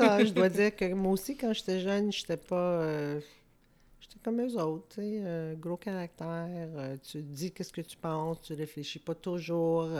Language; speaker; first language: French; native; French